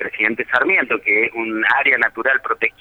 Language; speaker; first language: Spanish; native; Spanish